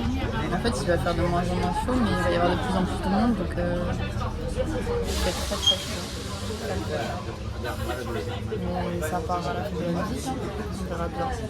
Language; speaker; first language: French; native; French